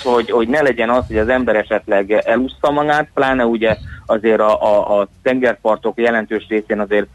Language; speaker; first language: Hungarian; native; Hungarian